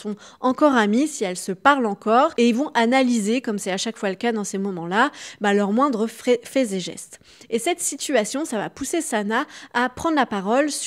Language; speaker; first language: French; native; French